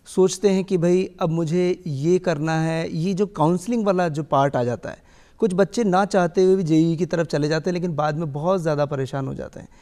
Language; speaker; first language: Hindi; native; Hindi